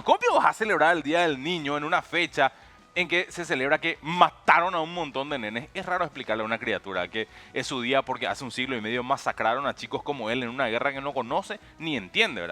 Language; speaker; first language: Spanish; native; Spanish